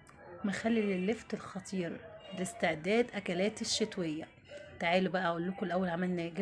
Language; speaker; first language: Arabic; native; Arabic